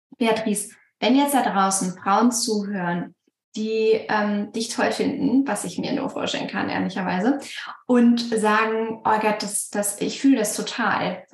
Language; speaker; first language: German; native; German